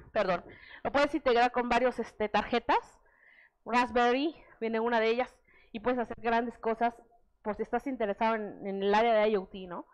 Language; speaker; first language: Spanish; native; Spanish